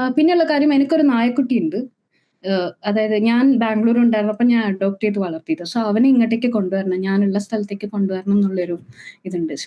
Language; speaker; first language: Malayalam; native; Malayalam